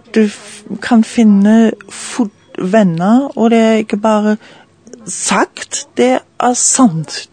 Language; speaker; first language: Norwegian; non-native, fluent; German